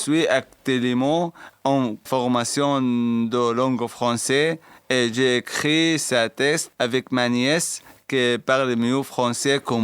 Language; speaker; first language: French; non-native, learner; Arabic